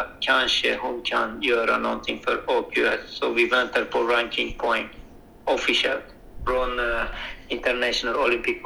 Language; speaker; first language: Swedish; non-native, learner; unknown